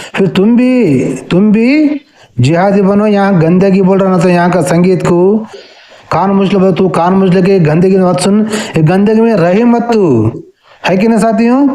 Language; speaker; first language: Hindi; non-native, local second language; Telugu